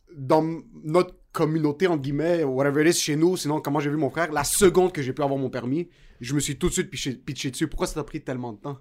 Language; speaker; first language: French; early bilingual, other home language; Arabic